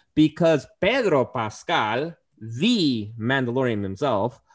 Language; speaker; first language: English; early bilingual, other home language; Spanish